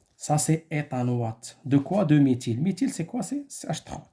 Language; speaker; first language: French; non-native, local second language; Arabic